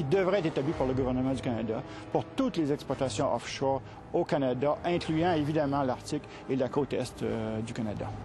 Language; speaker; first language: French; native; French